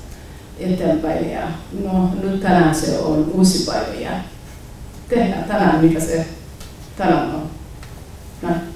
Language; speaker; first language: Finnish; non-native, learner; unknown